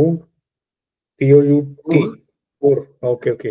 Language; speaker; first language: French; non-native, learner; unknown